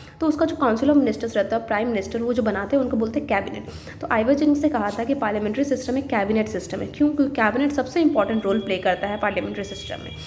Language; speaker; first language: Hindi; native; Hindi